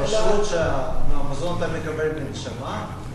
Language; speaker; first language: Hebrew; non-native, learner; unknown